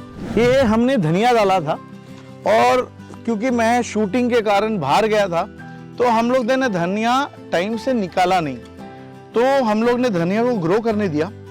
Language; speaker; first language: Hindi; non-native, local second language; Marathi